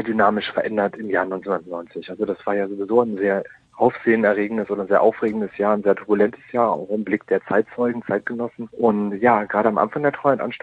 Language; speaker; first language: German; native; German